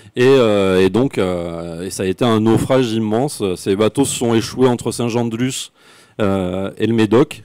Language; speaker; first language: French; native; French